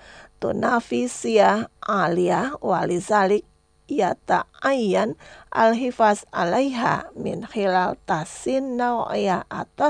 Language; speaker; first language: Arabic; non-native, fluent; Indonesian